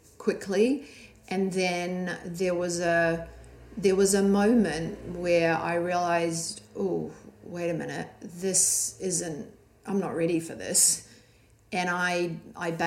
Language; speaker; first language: English; native; English